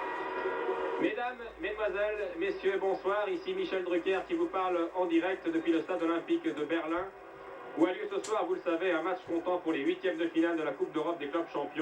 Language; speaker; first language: French; native; French